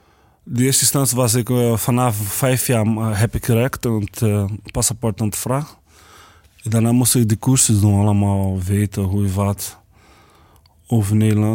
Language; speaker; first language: Dutch; non-native, learner; Portuguese